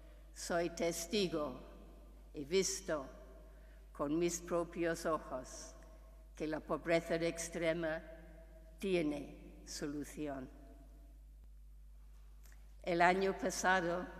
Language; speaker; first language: Spanish; non-native, fluent; English